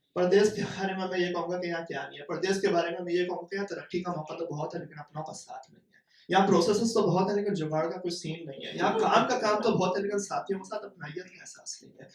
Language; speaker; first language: Urdu; native; Urdu